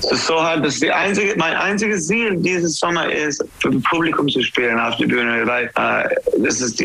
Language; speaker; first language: German; non-native, fluent; English